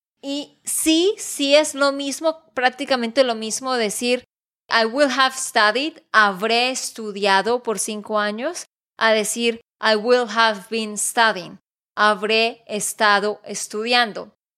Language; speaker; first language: Spanish; native; Spanish